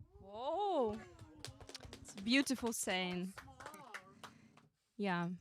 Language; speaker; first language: English; non-native, fluent; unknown